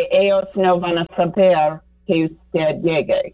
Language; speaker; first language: Spanish; non-native, fluent; English